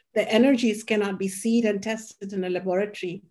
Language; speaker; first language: English; non-native, local second language; Hindi